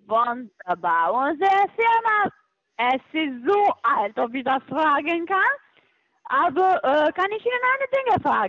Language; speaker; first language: German; non-native, fluent; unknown